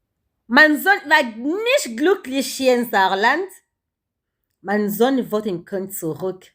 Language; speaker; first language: German; non-native, learner; Lingala